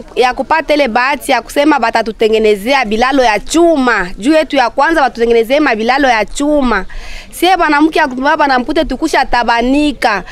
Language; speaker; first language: Swahili; non-native, local second language; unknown